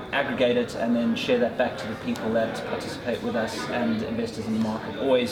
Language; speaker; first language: English; native; English